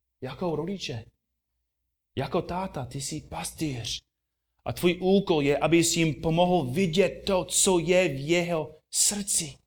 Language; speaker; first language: Czech; non-native, fluent; English